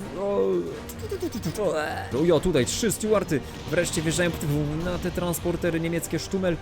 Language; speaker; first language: Polish; native; Polish